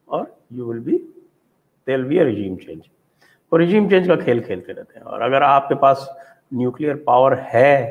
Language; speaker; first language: Hindi; native; Hindi